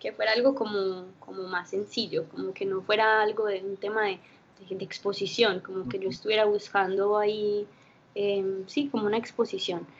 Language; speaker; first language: Spanish; early bilingual, heritage; Spanish